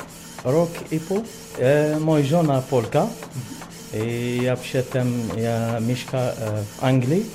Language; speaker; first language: Polish; non-native, learner; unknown